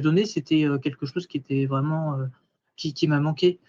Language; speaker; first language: French; native; French